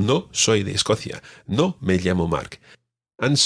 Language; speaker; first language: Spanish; non-native, fluent; English